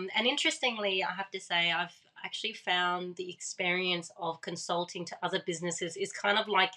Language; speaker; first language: English; early bilingual, other home language; Thai